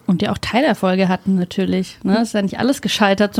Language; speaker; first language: German; native; German